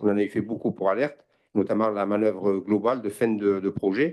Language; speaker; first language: French; native; French